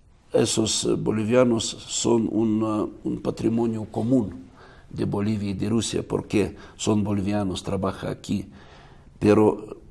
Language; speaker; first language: Spanish; non-native, fluent; Russian